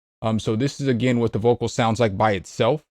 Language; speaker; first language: English; native; English